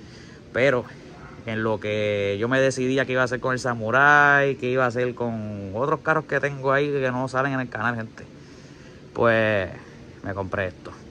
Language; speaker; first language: Spanish; native; Spanish